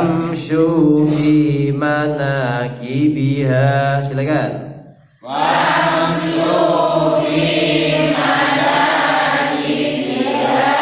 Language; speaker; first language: Arabic; non-native, learner; Indonesian